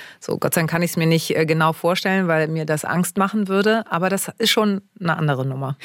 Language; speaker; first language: German; native; German